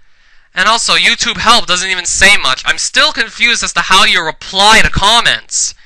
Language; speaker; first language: English; native; English